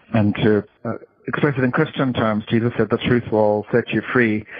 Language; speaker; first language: English; native; English